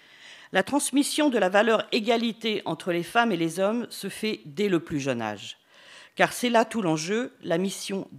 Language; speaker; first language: French; native; French